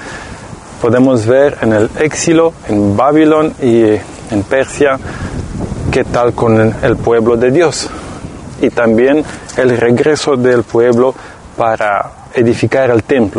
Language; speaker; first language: Spanish; non-native, fluent; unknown